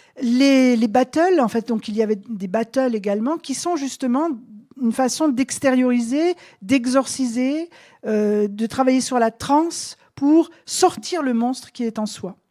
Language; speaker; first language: French; native; French